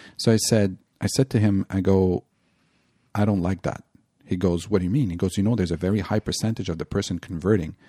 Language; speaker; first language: English; non-native, local second language; French